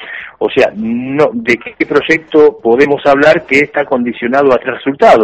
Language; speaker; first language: Spanish; native; Spanish